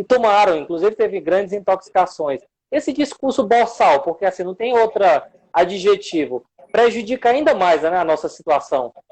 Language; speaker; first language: Portuguese; native; Portuguese